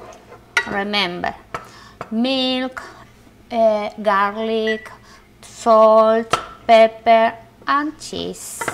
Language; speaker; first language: English; non-native, learner; Spanish